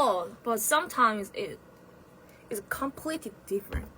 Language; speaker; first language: English; non-native, learner; Korean